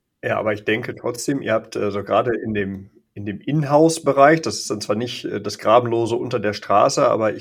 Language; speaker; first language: German; native; German